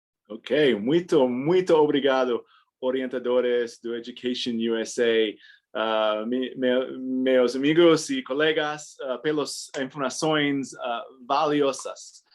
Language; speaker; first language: Portuguese; non-native, fluent; English